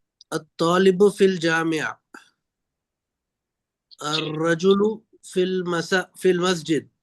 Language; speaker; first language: Arabic; non-native, learner; Urdu